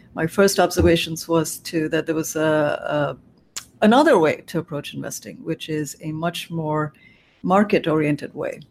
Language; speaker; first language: English; non-native, local second language; Bangla